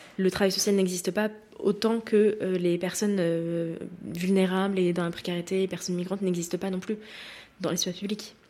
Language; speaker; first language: French; native; French